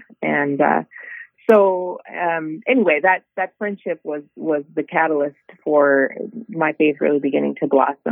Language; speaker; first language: English; native; English